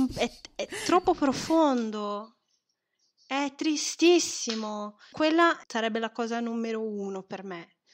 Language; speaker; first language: Italian; non-native, fluent; Portuguese